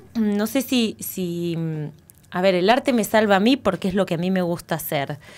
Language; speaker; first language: Spanish; native; Spanish